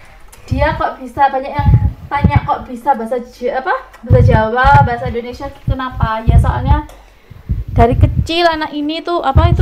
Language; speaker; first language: Indonesian; non-native, local second language; Javanese